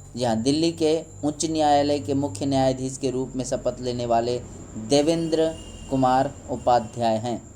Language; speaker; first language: Hindi; native; Hindi